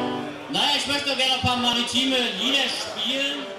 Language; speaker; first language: German; native; German